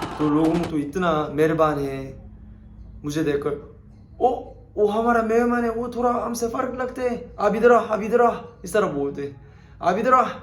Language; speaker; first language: Hindi; non-native, learner; Korean